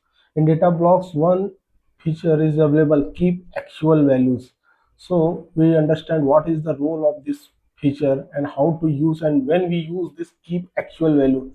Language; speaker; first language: English; non-native, local second language; Hindi